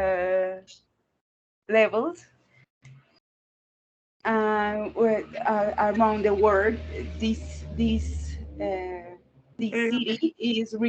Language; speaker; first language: English; non-native, learner; Spanish